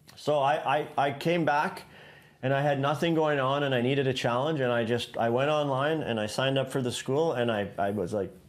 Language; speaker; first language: English; native; English